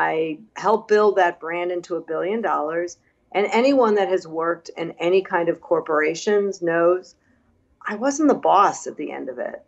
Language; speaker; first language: English; native; English